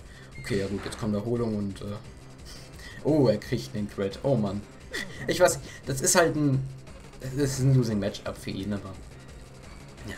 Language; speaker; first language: German; native; German